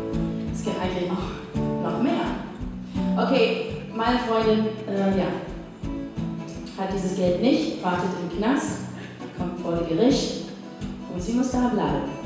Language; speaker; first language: German; non-native, fluent; English